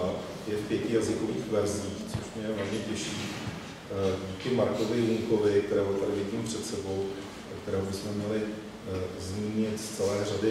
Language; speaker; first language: Czech; native; Czech